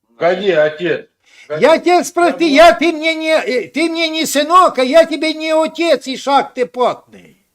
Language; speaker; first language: Russian; non-native, local second language; Ukrainian